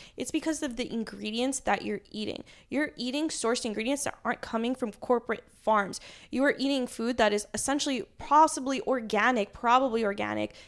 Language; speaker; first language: English; native; English